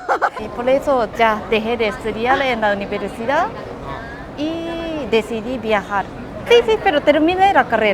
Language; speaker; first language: Spanish; non-native, fluent; Japanese